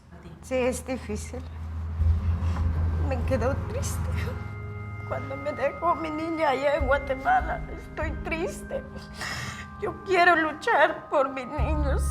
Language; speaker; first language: Spanish; non-native, local second language; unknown